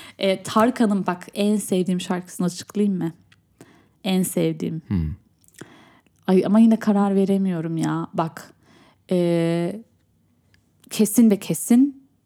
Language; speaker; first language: Turkish; native; Turkish